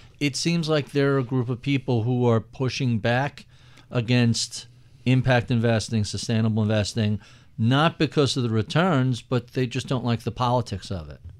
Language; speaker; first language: English; native; English